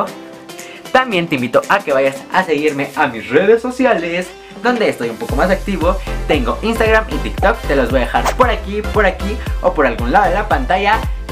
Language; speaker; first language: Spanish; native; Spanish